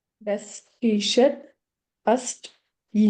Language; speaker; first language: German; non-native, learner; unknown